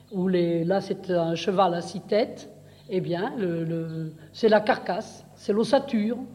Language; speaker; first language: French; native; French